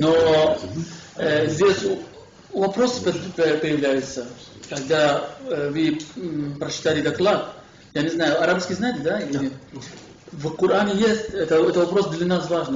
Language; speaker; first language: Russian; non-native, fluent; Kurdish